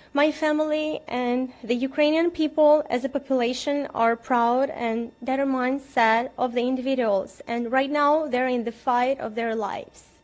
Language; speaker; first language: English; non-native, fluent; Ukrainian